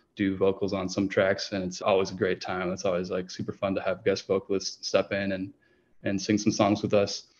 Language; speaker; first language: English; native; English